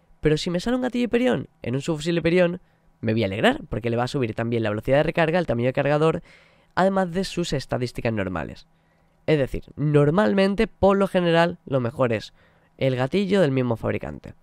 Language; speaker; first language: Spanish; native; Spanish